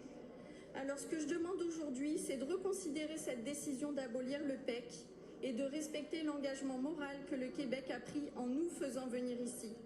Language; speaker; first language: French; native; French